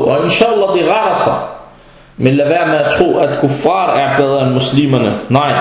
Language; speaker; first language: Danish; early bilingual, other home language; Arabic